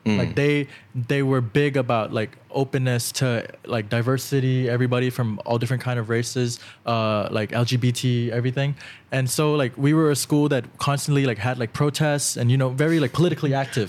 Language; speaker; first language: English; early bilingual, other home language; Thai